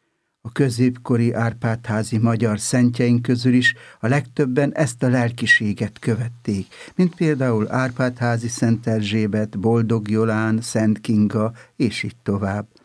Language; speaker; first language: Hungarian; native; Hungarian